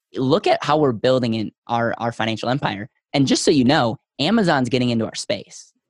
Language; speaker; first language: English; native; English